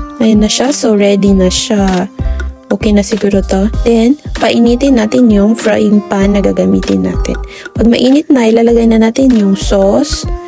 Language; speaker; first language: Filipino; native; Filipino